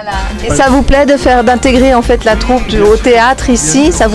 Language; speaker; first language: French; native; French